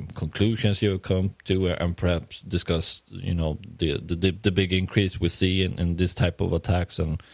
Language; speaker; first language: English; non-native, fluent; Swedish